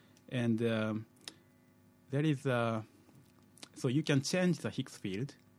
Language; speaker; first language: English; non-native, fluent; Japanese